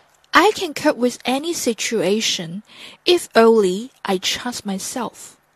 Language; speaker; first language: English; non-native, fluent; Chinese